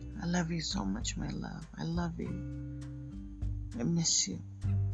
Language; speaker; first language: English; non-native, fluent; Indonesian